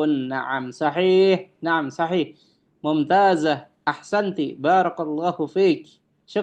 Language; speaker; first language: Arabic; non-native, fluent; Indonesian